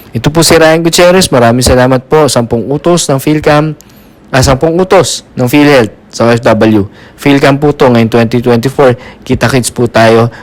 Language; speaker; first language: Filipino; native; Filipino